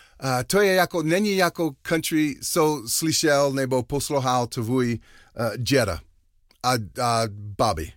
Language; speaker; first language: Czech; non-native, learner; English